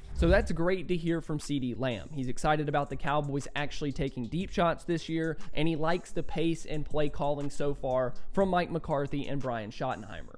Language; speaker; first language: English; native; English